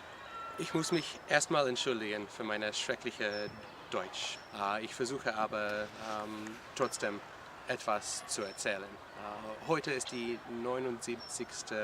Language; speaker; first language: German; non-native, learner; English